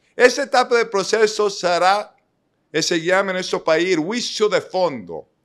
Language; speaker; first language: Spanish; non-native, fluent; English